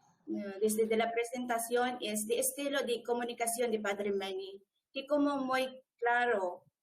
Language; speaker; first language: Spanish; non-native, learner; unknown